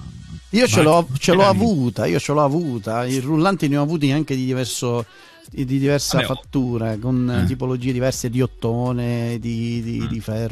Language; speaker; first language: Italian; native; Italian